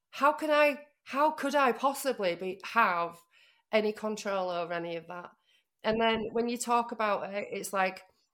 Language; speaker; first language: English; native; English